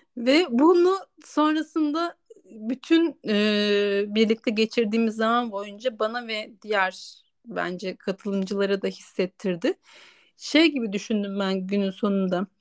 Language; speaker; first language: Turkish; native; Turkish